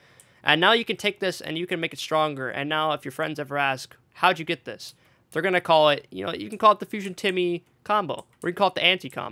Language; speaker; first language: English; native; English